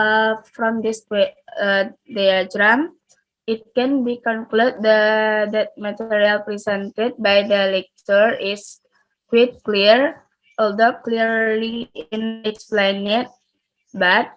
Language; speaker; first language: English; non-native, learner; Indonesian